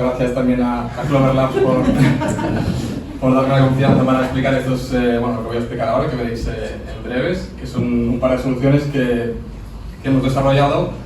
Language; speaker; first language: Spanish; native; Spanish